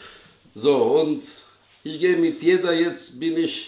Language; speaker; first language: German; non-native, learner; Albanian